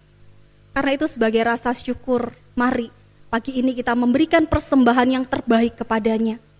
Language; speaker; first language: Indonesian; native; Indonesian